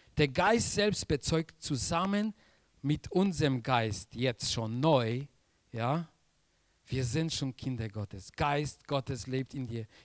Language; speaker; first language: German; non-native, fluent; Polish